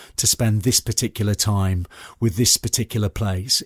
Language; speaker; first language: English; native; English